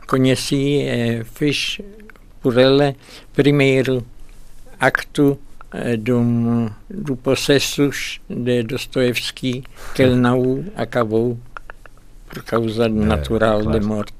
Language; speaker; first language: Portuguese; non-native, fluent; Czech